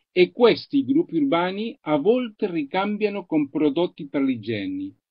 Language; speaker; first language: Italian; non-native, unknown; Spanish